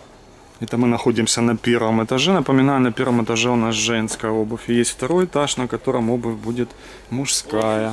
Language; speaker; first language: Russian; native; Russian